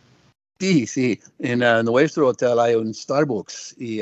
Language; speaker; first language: Spanish; non-native, learner; English